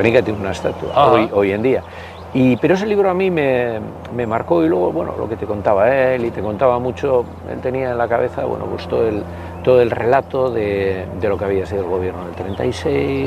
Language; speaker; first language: Spanish; native; Spanish